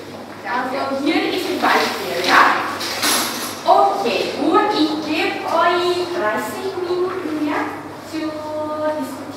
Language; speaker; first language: German; non-native, fluent; Indonesian